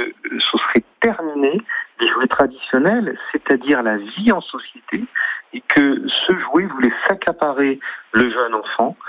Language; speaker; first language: French; native; French